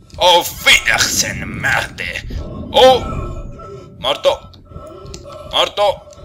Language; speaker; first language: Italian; native; Italian